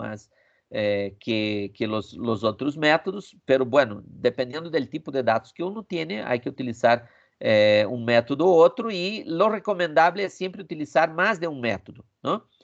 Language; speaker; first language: Spanish; non-native, fluent; Portuguese